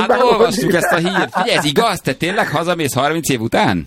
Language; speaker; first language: Hungarian; native; Hungarian